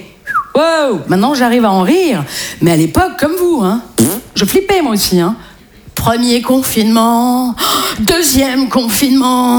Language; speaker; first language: French; native; French